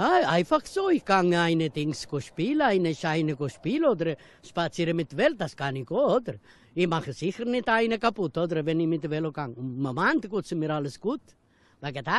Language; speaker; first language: German; non-native, fluent; Italian